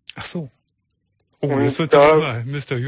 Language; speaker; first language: German; native; German